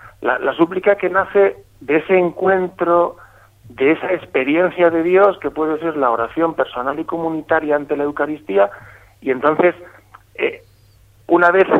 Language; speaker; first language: Spanish; native; Spanish